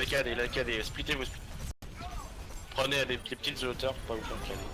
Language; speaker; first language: French; native; French